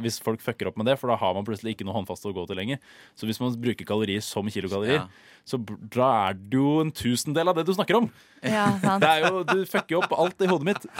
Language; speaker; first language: Norwegian; native; Norwegian